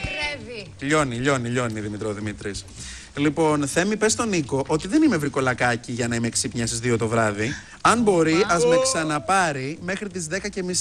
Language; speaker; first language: Greek; native; Greek